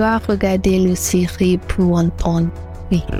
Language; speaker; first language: French; non-native, learner; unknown